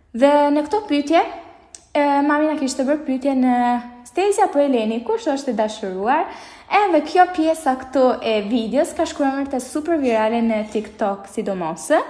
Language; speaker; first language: Albanian; early bilingual, heritage; Albanian